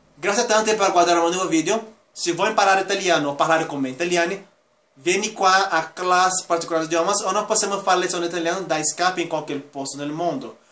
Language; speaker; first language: Italian; non-native, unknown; Spanish